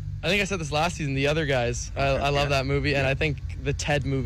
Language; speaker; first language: English; native; English